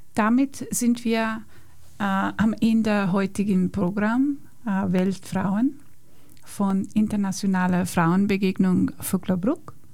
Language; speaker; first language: German; non-native, fluent; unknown